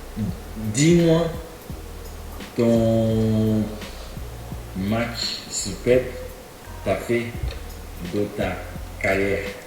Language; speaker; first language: French; non-native, learner; English